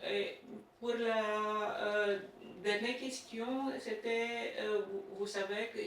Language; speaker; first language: French; non-native, fluent; Romanian